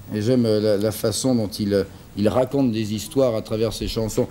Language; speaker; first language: French; native; French